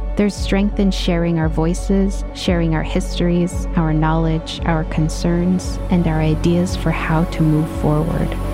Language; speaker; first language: English; native; English